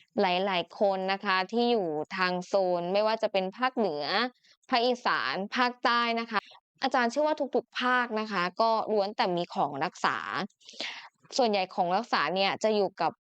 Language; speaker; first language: Thai; native; Thai